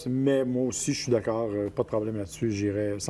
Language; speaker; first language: French; native; French